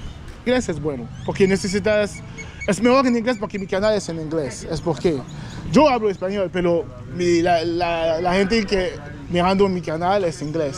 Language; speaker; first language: Spanish; non-native, learner; English